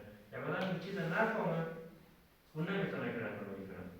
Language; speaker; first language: Persian; native; Persian